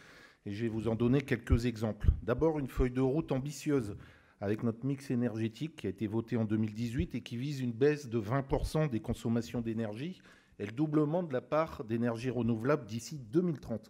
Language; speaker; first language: French; native; French